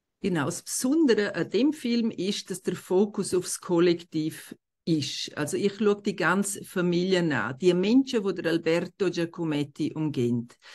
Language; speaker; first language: German; non-native, local second language; Romansh